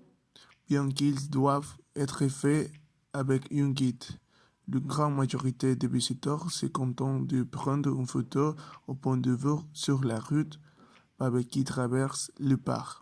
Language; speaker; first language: French; non-native, learner; Spanish